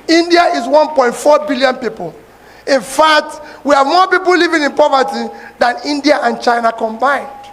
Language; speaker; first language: English; non-native, local second language; Igbo